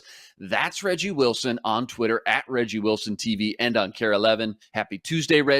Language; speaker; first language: English; native; English